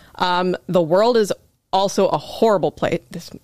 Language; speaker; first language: English; native; English